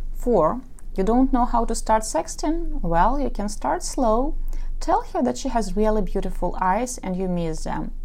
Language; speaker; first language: English; non-native, fluent; Russian